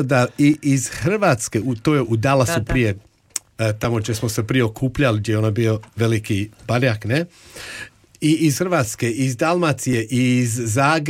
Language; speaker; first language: Croatian; non-native, fluent; English